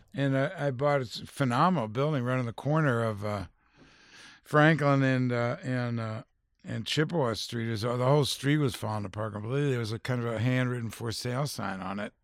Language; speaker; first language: English; native; English